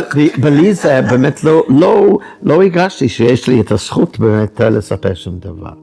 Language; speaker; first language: Hebrew; non-native, fluent; English